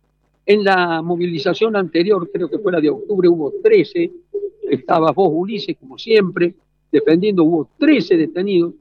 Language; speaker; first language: Spanish; native; Spanish